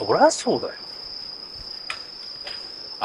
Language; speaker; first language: Japanese; native; Japanese